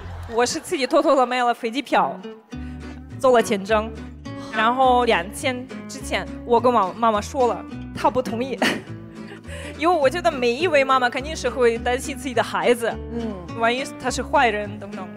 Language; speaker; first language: Chinese; non-native, fluent; Russian